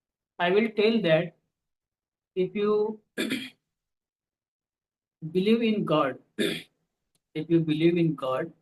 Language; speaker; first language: English; non-native, local second language; Marathi